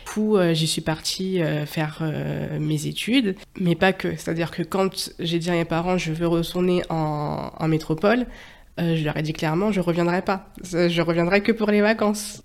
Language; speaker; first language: French; native; French